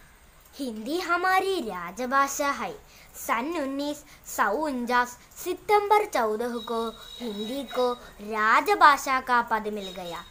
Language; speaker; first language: Hindi; non-native, local second language; Malayalam